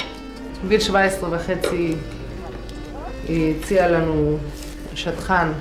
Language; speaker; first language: Hebrew; non-native, local second language; Yiddish